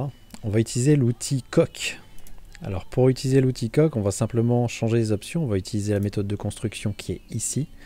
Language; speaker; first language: French; native; French